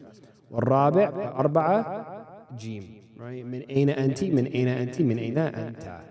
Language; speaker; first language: Arabic; non-native, fluent; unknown